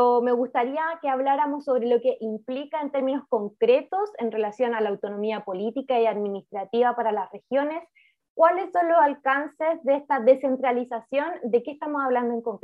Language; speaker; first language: Spanish; native; Spanish